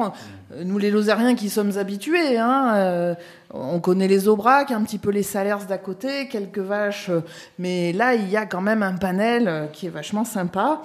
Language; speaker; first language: French; native; French